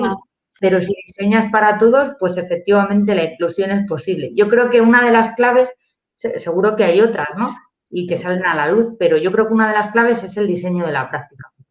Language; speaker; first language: Spanish; native; Spanish